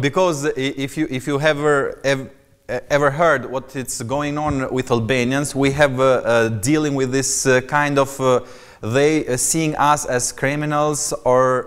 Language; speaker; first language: English; non-native, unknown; Albanian